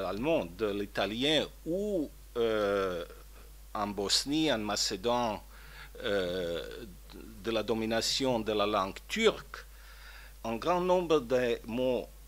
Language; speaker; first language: French; non-native, fluent; Croatian